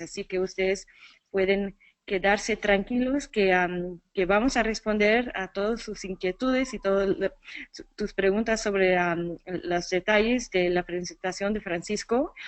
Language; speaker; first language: Spanish; non-native, fluent; English